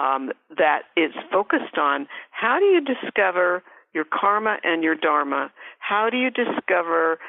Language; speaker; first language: English; native; English